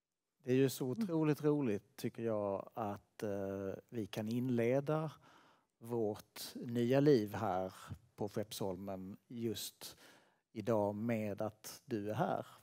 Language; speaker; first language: Swedish; native; Swedish